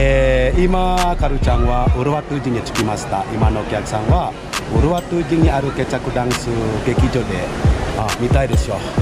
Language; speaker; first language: Japanese; non-native, fluent; Indonesian